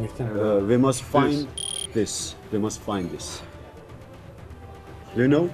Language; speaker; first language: English; non-native, learner; Turkish